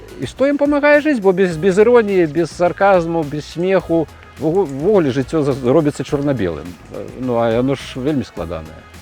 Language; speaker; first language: Belarusian; native; Belarusian